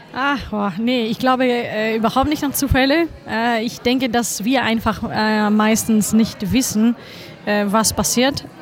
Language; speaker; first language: German; non-native, fluent; Greek